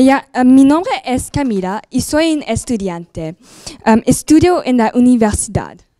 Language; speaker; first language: Spanish; non-native, learner; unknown